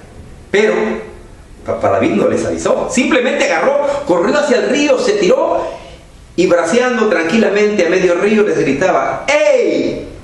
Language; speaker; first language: Spanish; native; Spanish